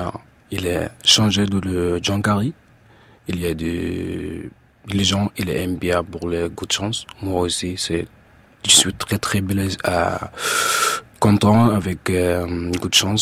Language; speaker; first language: French; non-native, learner; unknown